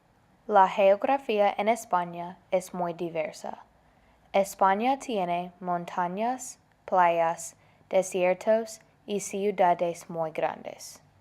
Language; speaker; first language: Spanish; non-native, learner; English